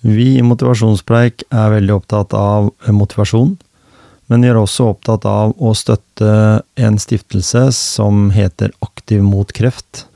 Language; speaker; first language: Norwegian; native; Norwegian